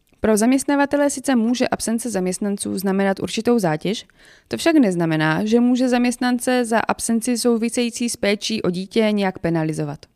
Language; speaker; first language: Czech; native; Czech